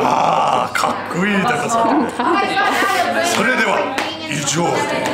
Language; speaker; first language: Japanese; non-native, learner; English